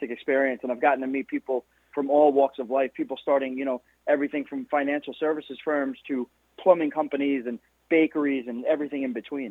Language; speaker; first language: English; native; English